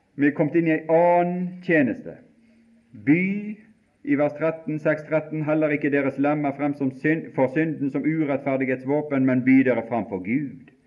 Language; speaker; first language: Norwegian; native; Norwegian